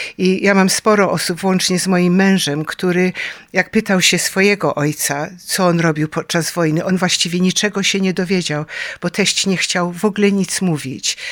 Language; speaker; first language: Polish; early bilingual, heritage; Polish